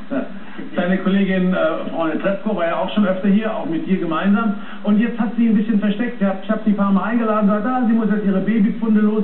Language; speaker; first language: German; native; German